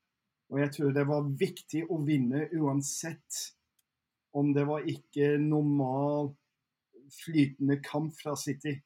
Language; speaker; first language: Norwegian; non-native, fluent; English